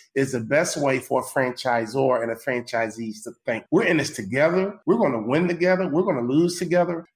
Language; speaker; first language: English; native; English